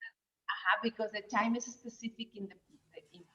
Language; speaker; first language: English; non-native, fluent; Spanish